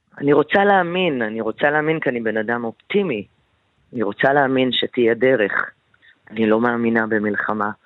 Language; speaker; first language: Hebrew; native; Hebrew